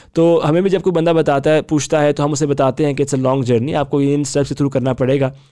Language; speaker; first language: Hindi; native; Hindi